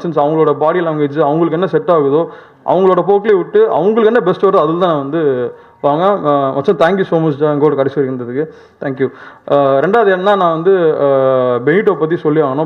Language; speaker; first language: Tamil; native; Tamil